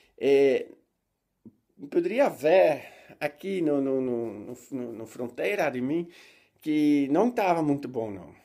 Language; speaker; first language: Portuguese; non-native, learner; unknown